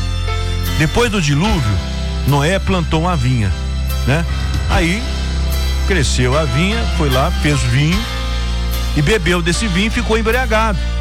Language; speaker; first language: Portuguese; native; Portuguese